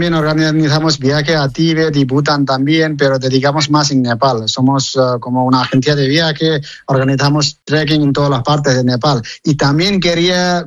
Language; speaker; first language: Spanish; non-native, learner; Nepali